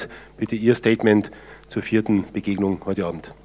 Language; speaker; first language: German; native; German